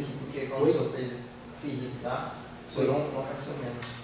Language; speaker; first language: Portuguese; native; Portuguese